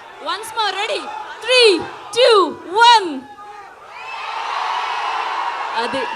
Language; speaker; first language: Telugu; native; Telugu